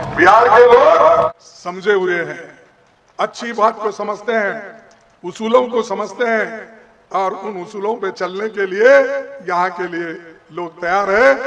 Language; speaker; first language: Hindi; non-native, local second language; Kannada